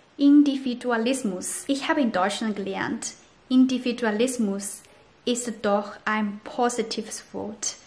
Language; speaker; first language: German; non-native, fluent; Chinese